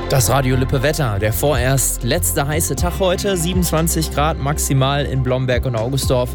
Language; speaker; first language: German; native; German